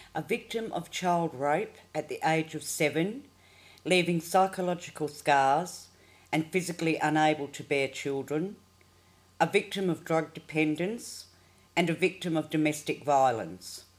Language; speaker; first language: English; native; English